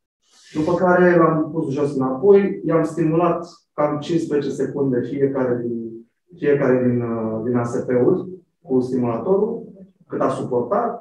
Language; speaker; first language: Romanian; native; Romanian